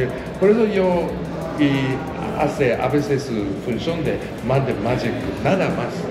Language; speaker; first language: Spanish; non-native, learner; Japanese